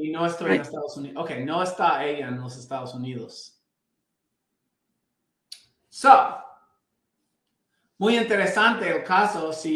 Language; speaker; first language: Spanish; non-native, fluent; English